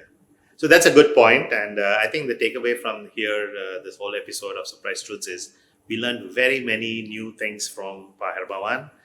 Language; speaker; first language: English; non-native, fluent; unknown